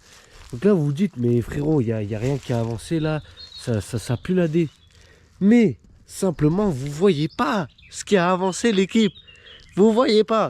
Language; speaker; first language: French; native; French